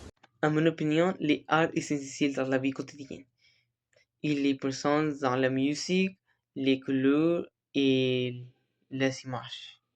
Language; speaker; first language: French; non-native, learner; Spanish